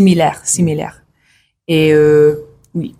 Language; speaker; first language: French; non-native, learner; English